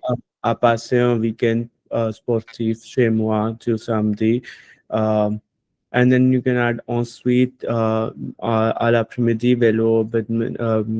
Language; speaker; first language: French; non-native, learner; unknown